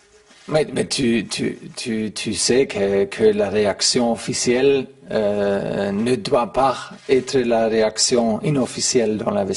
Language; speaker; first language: French; non-native, learner; German